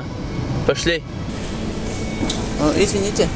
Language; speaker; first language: Russian; non-native, learner; Latvian